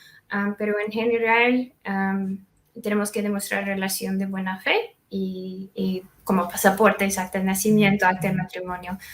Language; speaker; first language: Spanish; non-native, fluent; English